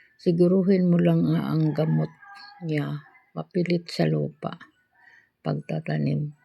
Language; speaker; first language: Filipino; non-native, local second language; Cebuano